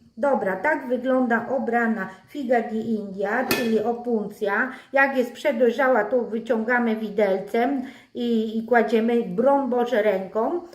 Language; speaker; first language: Polish; native; Polish